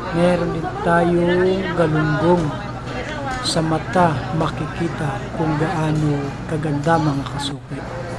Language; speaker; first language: Filipino; native; Filipino